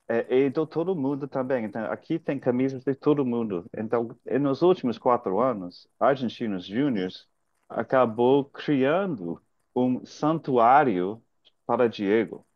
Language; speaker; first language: Portuguese; non-native, fluent; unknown